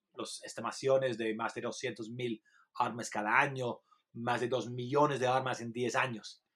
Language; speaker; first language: Spanish; non-native, fluent; English